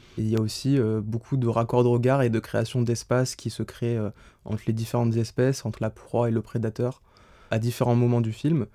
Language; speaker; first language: French; native; French